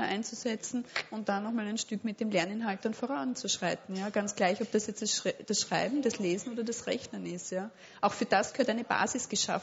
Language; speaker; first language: German; native; German